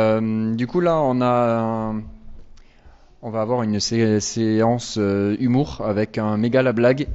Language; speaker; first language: French; native; French